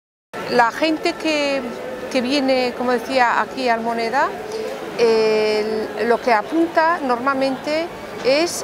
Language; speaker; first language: Spanish; native; Spanish